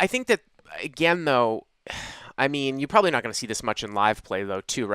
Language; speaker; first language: English; native; English